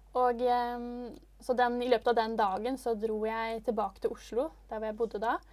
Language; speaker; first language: Norwegian; native; Norwegian